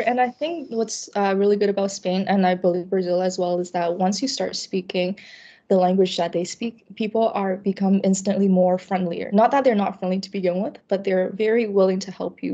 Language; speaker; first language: English; early bilingual, other home language; Chinese